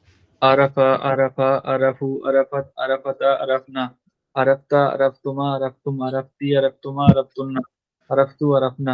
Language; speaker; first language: Arabic; non-native, learner; Urdu